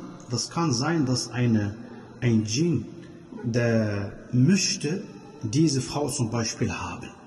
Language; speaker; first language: German; non-native, fluent; Arabic